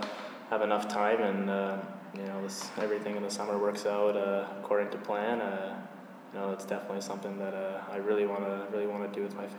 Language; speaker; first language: English; native; English